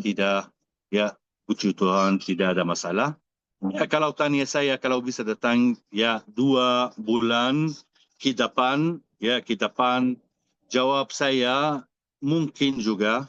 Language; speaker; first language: Indonesian; non-native, fluent; Arabic